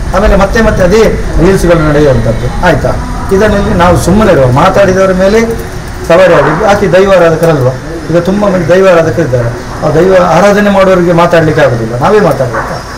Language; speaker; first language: Kannada; non-native, local second language; Tulu